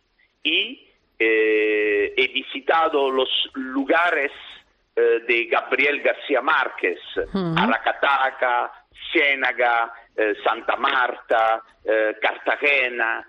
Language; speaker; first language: Spanish; non-native, fluent; Italian